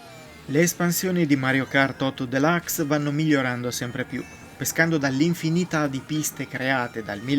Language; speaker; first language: Italian; native; Italian